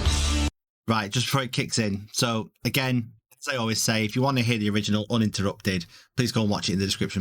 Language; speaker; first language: English; native; English